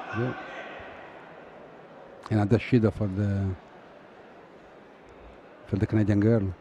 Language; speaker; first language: English; non-native, fluent; Italian